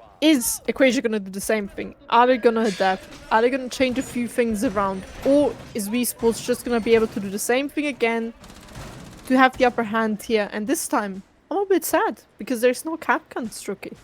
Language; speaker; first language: English; non-native, fluent; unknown